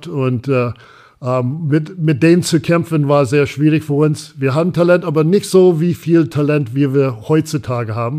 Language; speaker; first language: German; non-native, fluent; English